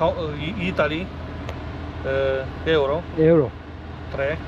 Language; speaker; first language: English; non-native, learner; Romanian